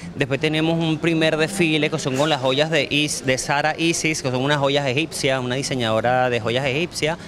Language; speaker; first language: Spanish; native; Spanish